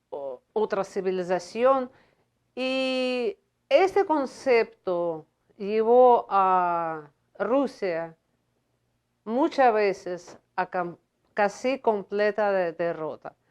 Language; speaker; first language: Spanish; non-native, fluent; Russian